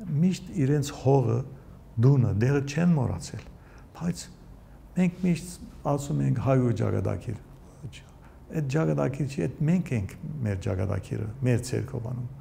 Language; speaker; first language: Armenian; early bilingual, heritage; Armenian